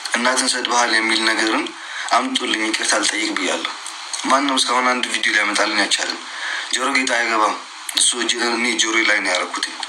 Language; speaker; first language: Amharic; non-native, local second language; Tigrinya